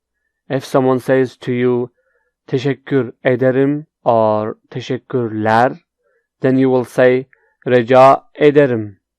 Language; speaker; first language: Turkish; non-native, fluent; Urdu